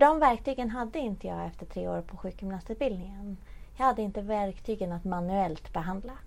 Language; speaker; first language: Swedish; native; Swedish